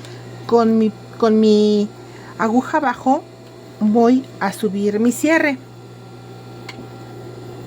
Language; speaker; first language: Spanish; native; Spanish